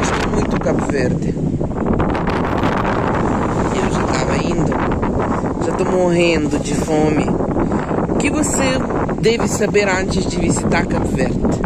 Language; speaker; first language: Portuguese; non-native, fluent; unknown